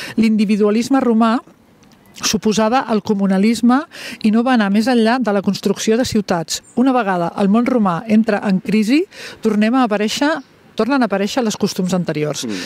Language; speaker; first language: Catalan; native; Catalan